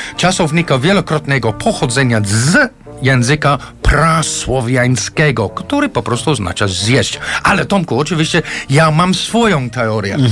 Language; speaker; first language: Polish; non-native, fluent; English